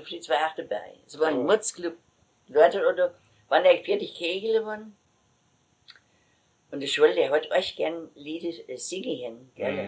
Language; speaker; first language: German; native; German